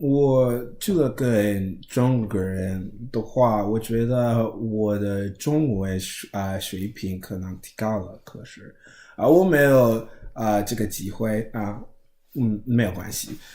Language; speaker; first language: Chinese; non-native, learner; English